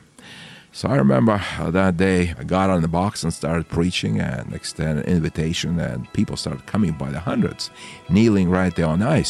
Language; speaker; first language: English; non-native, fluent; Russian